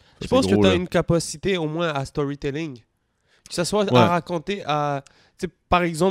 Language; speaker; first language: French; native; French